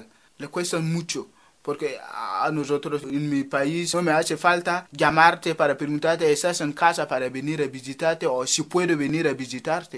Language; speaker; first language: Spanish; non-native, fluent; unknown